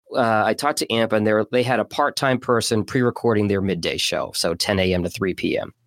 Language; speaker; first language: English; native; English